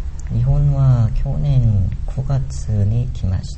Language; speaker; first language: Japanese; non-native, learner; Korean